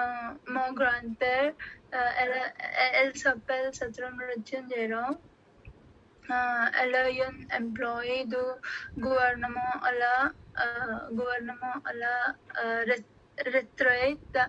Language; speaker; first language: French; non-native, learner; Odia